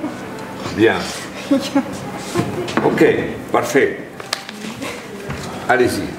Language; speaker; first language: French; non-native, fluent; Spanish